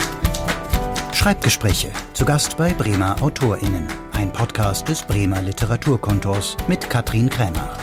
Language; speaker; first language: German; native; German